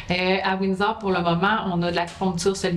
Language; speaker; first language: French; native; French